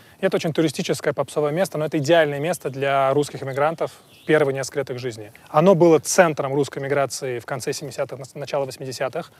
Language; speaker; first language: Russian; native; Russian